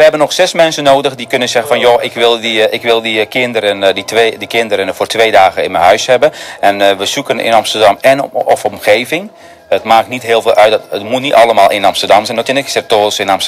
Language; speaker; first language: Dutch; non-native, fluent; Spanish